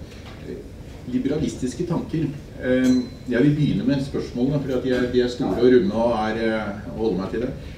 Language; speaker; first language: Norwegian; native; Norwegian